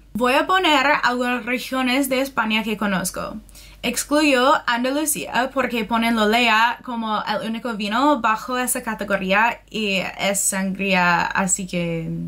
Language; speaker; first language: Spanish; non-native, fluent; English